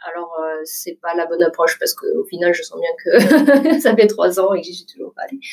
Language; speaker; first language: French; early bilingual, other home language; Vietnamese